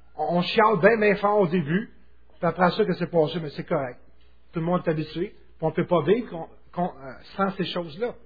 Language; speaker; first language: French; native; French